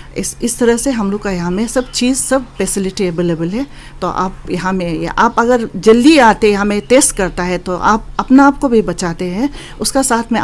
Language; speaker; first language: Hindi; non-native, local second language; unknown